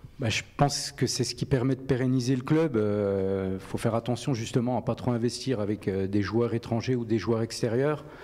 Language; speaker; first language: French; native; French